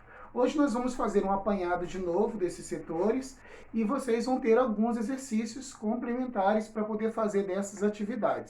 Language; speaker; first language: Portuguese; native; Portuguese